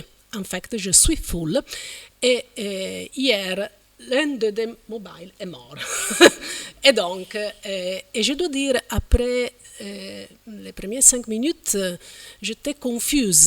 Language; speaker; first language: French; non-native, fluent; Italian